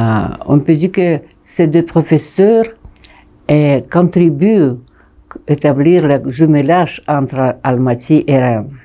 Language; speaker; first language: French; non-native, fluent; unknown